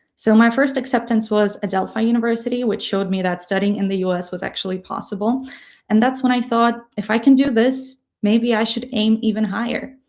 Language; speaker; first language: English; non-native, fluent; Ukrainian